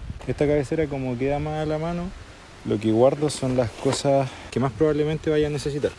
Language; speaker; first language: Spanish; native; Spanish